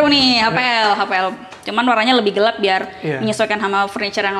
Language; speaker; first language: Indonesian; native; Indonesian